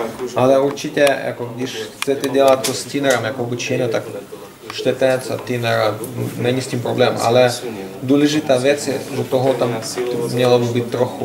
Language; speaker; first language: Czech; non-native, learner; Russian